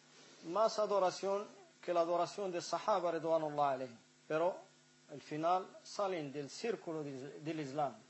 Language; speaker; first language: Spanish; non-native, fluent; Arabic